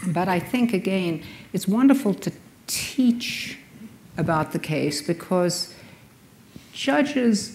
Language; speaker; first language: English; native; English